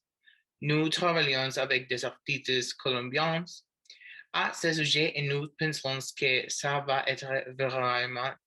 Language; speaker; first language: French; non-native, learner; Spanish